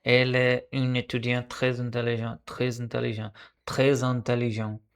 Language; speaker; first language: French; non-native, learner; Portuguese